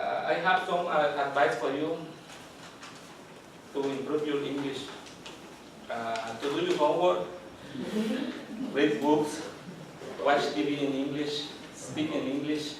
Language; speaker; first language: English; non-native, learner; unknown